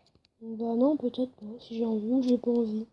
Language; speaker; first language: French; native; French